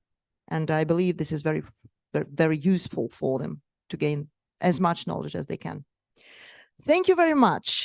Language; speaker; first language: English; non-native, fluent; Russian